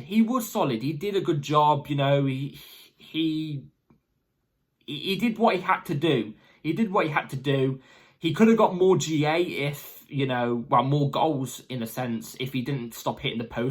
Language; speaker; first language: English; native; English